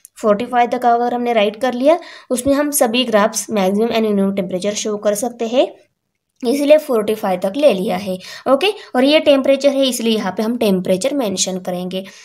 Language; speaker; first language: Hindi; non-native, local second language; Marathi